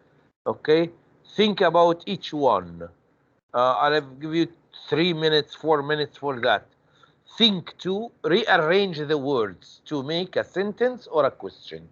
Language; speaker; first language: English; non-native, fluent; Arabic